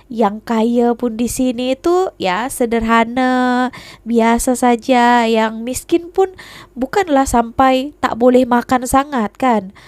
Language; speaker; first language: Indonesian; native; Indonesian